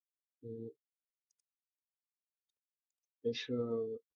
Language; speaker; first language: English; non-native, learner; Vietnamese